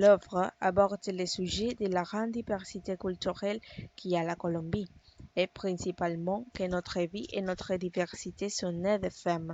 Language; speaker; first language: French; non-native, learner; Spanish